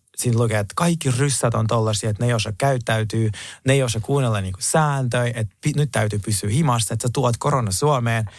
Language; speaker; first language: Finnish; non-native, fluent; Russian